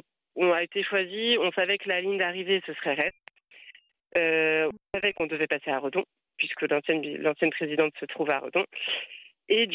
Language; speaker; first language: French; native; French